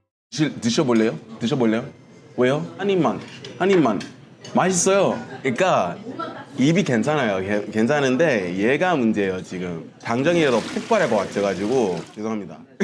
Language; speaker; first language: Korean; non-native, fluent; English